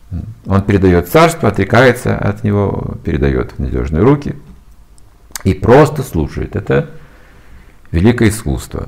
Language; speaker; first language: Russian; native; Russian